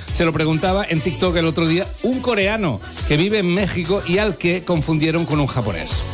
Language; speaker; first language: Spanish; native; Spanish